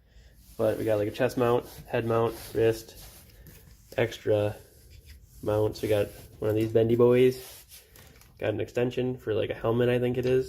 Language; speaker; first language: English; native; English